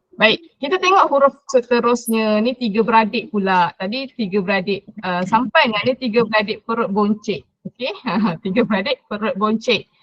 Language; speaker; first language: Malay; native; Malay